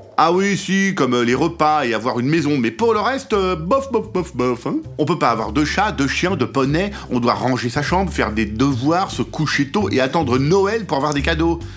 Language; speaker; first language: French; native; French